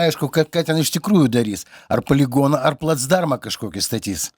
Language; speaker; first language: Lithuanian; native; Lithuanian